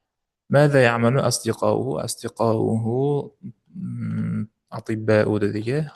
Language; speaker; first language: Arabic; non-native, fluent; Uzbek